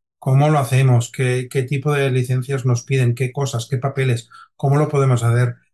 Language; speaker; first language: Spanish; non-native, local second language; Catalan